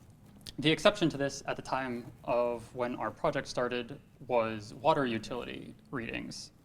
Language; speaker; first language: English; native; English